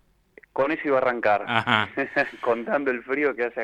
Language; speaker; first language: Spanish; native; Spanish